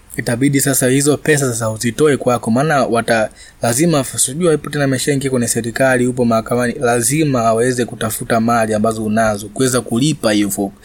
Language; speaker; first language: Swahili; native; Swahili